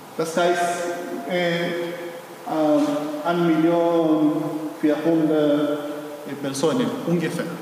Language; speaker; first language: German; non-native, fluent; Spanish